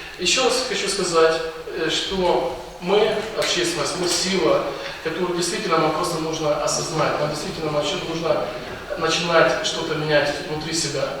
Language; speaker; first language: Russian; non-native, local second language; Ukrainian